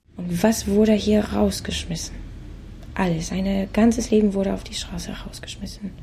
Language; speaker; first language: German; non-native, fluent; Spanish